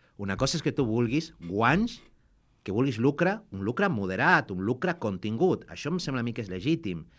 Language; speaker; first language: Catalan; non-native, fluent; Spanish